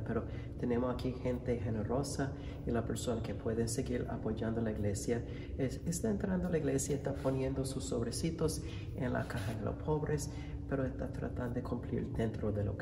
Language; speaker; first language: Spanish; non-native, fluent; English